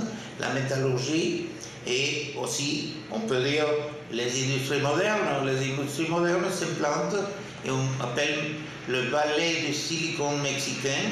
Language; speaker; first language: French; non-native, fluent; Spanish